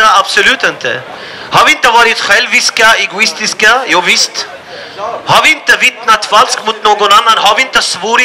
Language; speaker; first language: Swedish; non-native, fluent; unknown